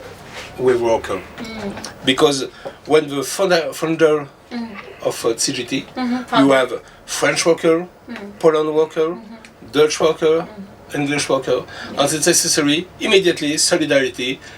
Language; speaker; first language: English; non-native, learner; French